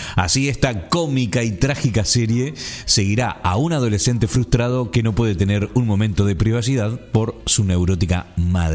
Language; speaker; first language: Spanish; native; Spanish